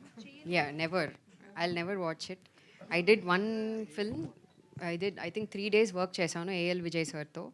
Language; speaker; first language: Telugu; non-native, fluent; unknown